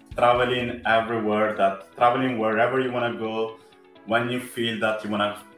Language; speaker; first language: English; non-native, fluent; Italian